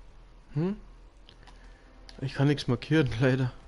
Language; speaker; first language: German; native; German